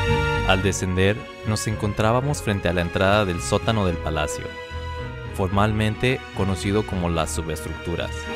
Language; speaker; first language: Spanish; native; Spanish